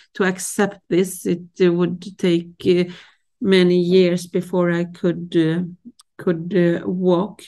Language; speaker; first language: English; non-native, fluent; Swedish